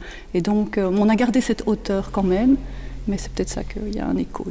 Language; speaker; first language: French; native; French